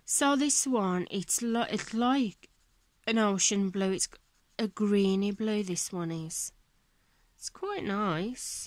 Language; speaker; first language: English; native; English